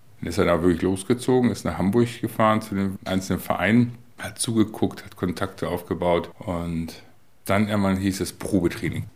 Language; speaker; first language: German; native; German